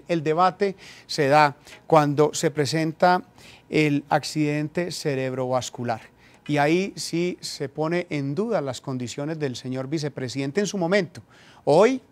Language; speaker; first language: Spanish; native; Spanish